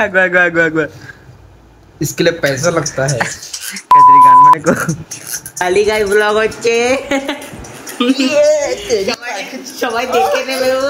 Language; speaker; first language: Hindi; non-native, local second language; Bangla